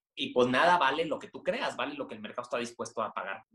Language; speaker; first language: Spanish; native; Spanish